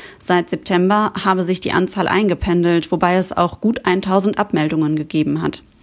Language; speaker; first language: German; native; German